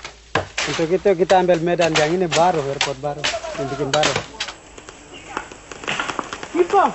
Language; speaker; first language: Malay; non-native, local second language; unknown